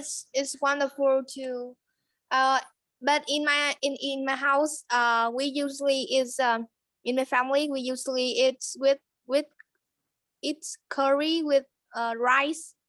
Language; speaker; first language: English; non-native, learner; Vietnamese